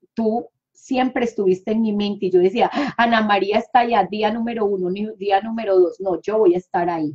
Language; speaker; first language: Spanish; native; Spanish